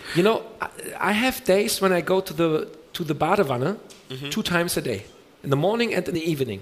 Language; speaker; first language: English; non-native, fluent; German